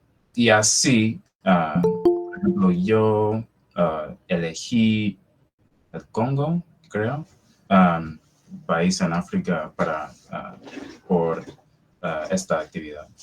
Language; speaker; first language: Spanish; non-native, fluent; English